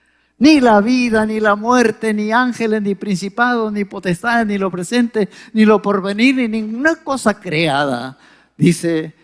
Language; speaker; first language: Spanish; native; Spanish